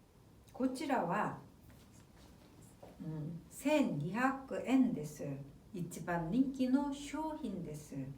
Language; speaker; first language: Japanese; non-native, fluent; Korean